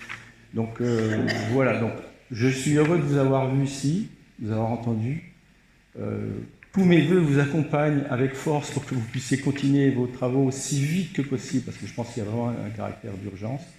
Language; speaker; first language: French; native; French